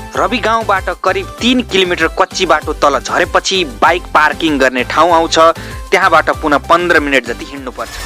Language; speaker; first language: Nepali; native; Nepali